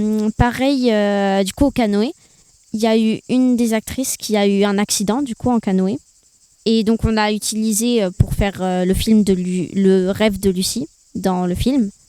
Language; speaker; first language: French; early bilingual, other home language; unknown